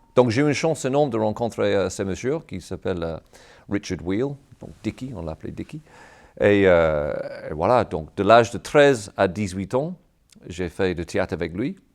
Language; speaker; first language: French; non-native, fluent; English